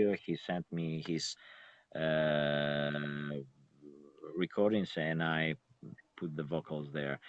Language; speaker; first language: English; non-native, learner; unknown